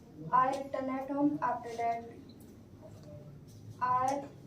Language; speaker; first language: English; non-native, learner; Hindi